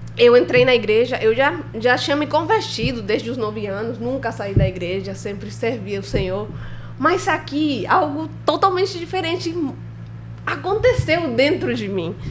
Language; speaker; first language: Portuguese; non-native, fluent; Spanish